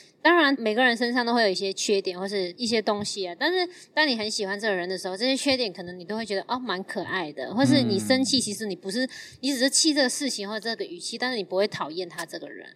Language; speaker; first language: Chinese; non-native, fluent; Cantonese